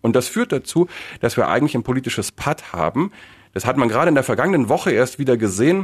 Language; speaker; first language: German; native; German